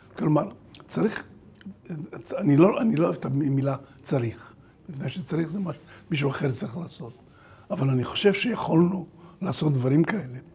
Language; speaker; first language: Hebrew; early bilingual, other home language; Bulgarian